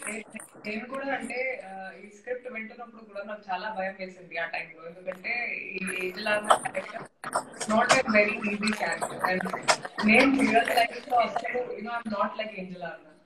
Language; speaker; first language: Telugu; non-native, fluent; Hindi